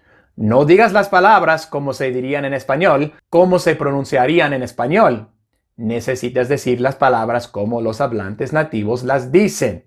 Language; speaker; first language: Spanish; non-native, fluent; English